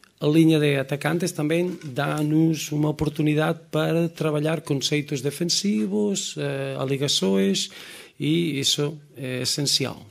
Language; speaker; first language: Portuguese; non-native, fluent; Spanish